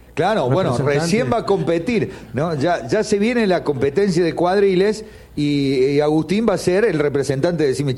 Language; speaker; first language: Spanish; native; Spanish